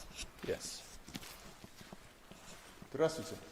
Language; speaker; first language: Russian; non-native, learner; English